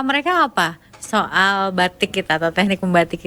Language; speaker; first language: Indonesian; native; Indonesian